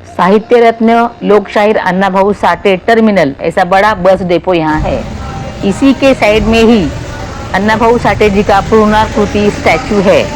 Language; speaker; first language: Hindi; non-native, local second language; Marathi